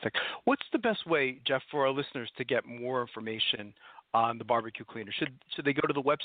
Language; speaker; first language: English; native; English